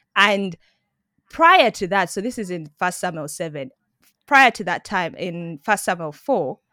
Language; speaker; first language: English; non-native, local second language; Ganda